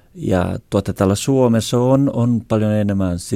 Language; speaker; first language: Finnish; non-native, fluent; Portuguese